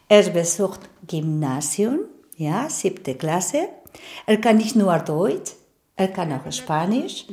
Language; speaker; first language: German; non-native, fluent; Spanish